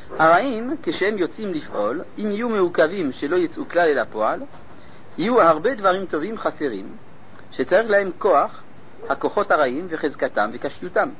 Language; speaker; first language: Hebrew; non-native, fluent; French